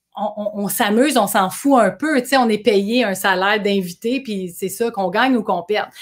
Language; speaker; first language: French; native; French